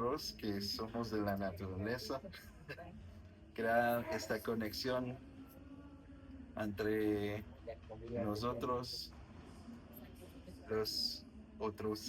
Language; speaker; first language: Spanish; non-native, learner; French